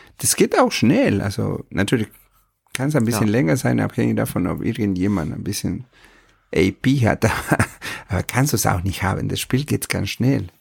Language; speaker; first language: German; non-native, fluent; Spanish